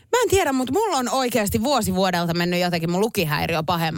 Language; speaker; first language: Finnish; native; Finnish